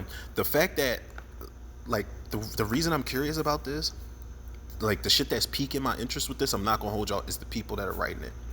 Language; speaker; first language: English; native; English